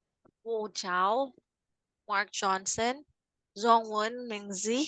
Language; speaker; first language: Chinese; non-native, learner; Filipino